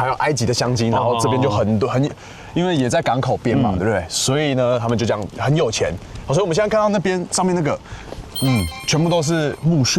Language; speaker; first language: Chinese; native; Chinese